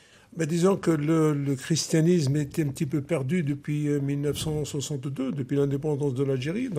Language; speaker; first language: French; non-native, local second language; Arabic